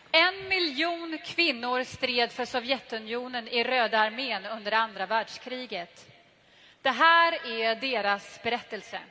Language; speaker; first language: Swedish; native; Swedish